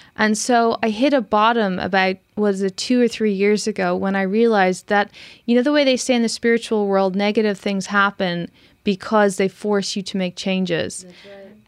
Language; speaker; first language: English; native; English